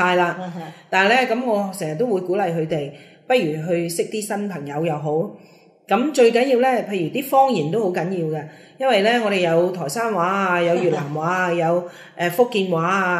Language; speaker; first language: Cantonese; native; Cantonese